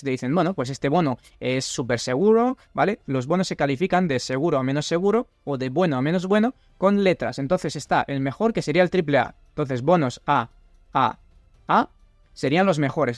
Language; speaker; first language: Spanish; native; Spanish